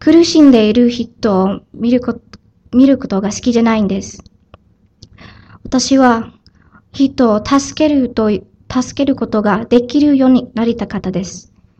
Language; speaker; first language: Japanese; non-native, learner; Filipino